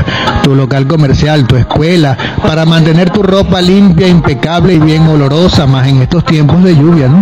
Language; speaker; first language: Spanish; native; Spanish